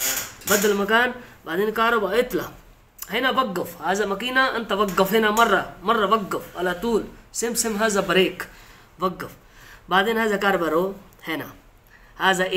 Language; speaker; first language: Arabic; non-native, learner; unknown